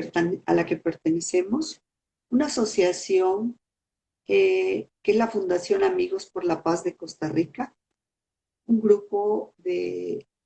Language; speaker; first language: Spanish; native; Spanish